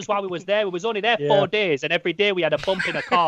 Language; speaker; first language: English; native; English